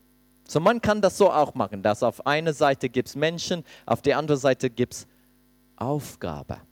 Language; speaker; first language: German; non-native, fluent; English